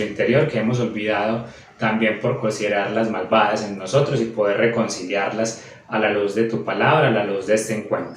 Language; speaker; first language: Spanish; native; Spanish